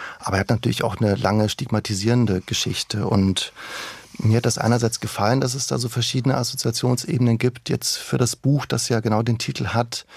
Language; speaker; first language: German; early bilingual, other home language; Bosnian